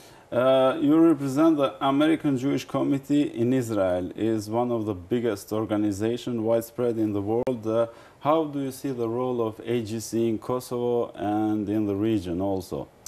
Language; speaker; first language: English; non-native, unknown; Albanian